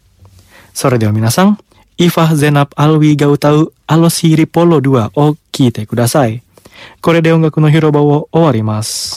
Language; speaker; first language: Japanese; non-native, fluent; Indonesian